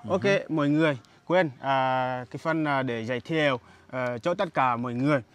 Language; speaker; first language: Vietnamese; non-native, learner; Portuguese